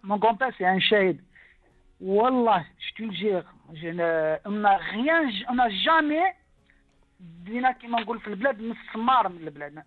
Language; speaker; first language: French; non-native, local second language; Arabic